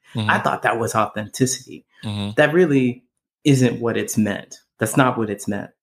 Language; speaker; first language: English; native; English